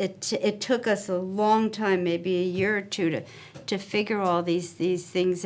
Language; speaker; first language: English; native; English